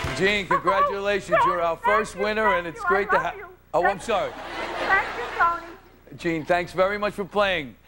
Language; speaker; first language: English; native; English